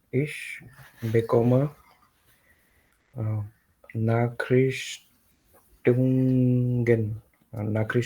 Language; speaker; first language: German; non-native, learner; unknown